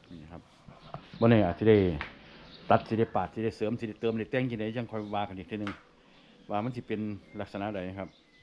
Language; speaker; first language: Thai; native; Thai